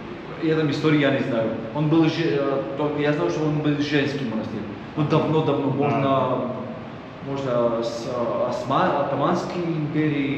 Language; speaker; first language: Russian; non-native, learner; Bulgarian